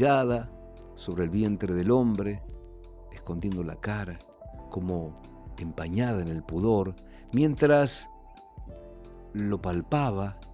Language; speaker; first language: Spanish; native; Spanish